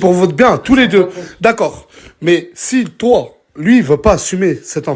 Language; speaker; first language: French; native; French